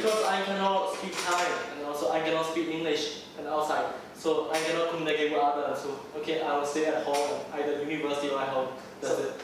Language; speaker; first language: English; non-native, learner; Burmese